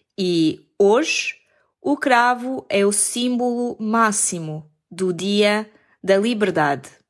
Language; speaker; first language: Portuguese; native; Portuguese